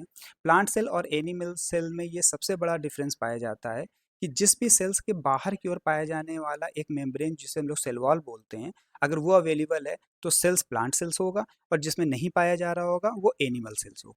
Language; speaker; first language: Hindi; native; Hindi